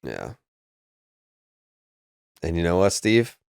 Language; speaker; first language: English; native; English